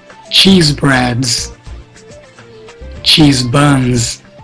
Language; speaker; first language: English; non-native, fluent; Portuguese